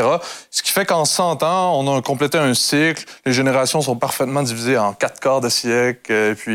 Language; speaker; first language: French; native; French